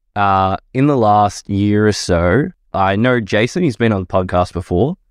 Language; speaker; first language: English; native; English